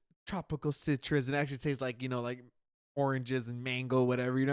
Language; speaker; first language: English; native; English